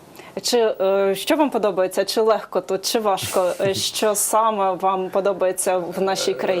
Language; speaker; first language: Ukrainian; native; Ukrainian